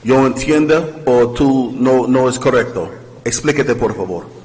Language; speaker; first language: Spanish; non-native, learner; English